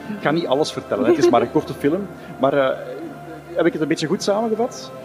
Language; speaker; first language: Dutch; native; Dutch